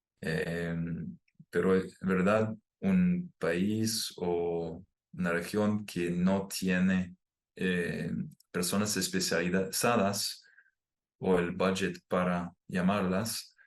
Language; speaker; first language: Spanish; non-native, fluent; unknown